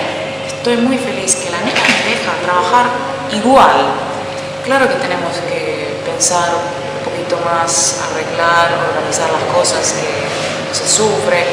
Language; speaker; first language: Spanish; non-native, fluent; Finnish